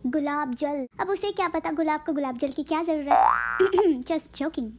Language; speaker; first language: Hindi; non-native, local second language; Bangla